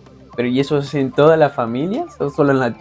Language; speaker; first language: Spanish; native; Spanish